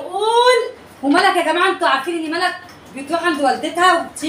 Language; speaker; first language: Arabic; native; Arabic